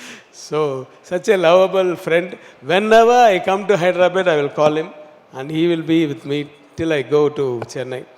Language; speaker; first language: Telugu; non-native, learner; Tamil